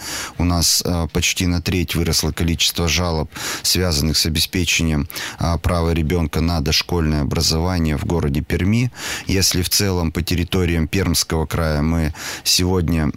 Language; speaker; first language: Russian; native; Russian